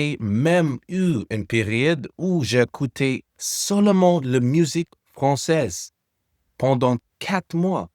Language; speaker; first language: French; non-native, fluent; English